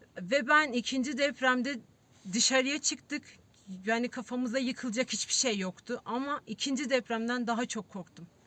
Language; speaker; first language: Turkish; native; Turkish